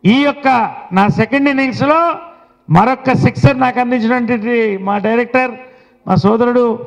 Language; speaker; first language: Telugu; native; Telugu